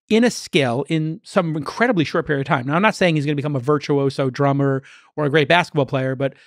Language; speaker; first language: English; native; English